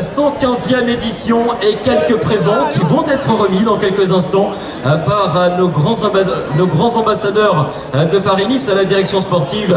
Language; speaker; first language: French; native; French